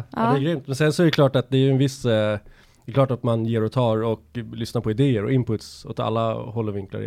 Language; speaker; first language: Swedish; native; Swedish